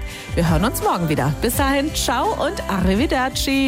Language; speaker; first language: German; native; German